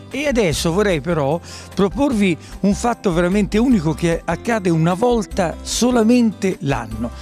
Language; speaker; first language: Italian; native; Italian